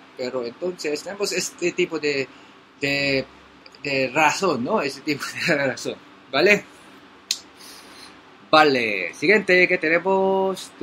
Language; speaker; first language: Spanish; non-native, learner; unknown